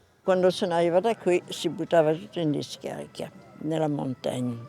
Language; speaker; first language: Italian; non-native, fluent; French